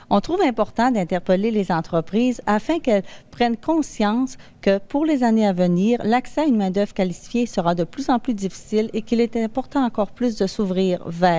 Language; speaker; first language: French; native; French